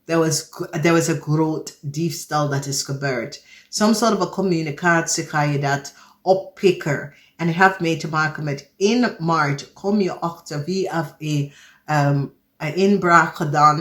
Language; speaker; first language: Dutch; non-native, fluent; English